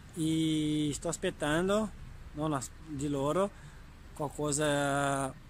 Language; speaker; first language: Italian; non-native, learner; Portuguese